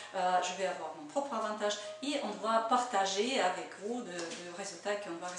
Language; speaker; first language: French; non-native, learner; Russian